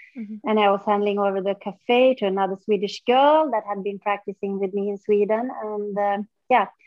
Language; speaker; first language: English; non-native, fluent; Swedish